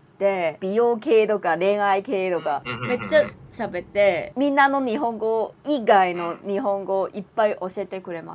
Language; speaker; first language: Japanese; non-native, fluent; Cantonese